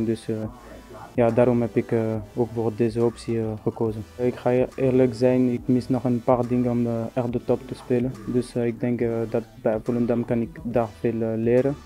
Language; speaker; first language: Dutch; non-native, local second language; French